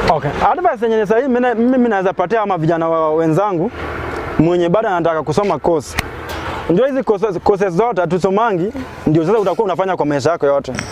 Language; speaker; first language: Swahili; non-native, local second language; Luo (Kenya and Tanzania)